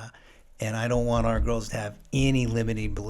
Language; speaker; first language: English; native; English